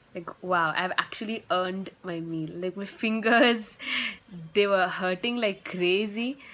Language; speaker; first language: English; non-native, local second language; Tamil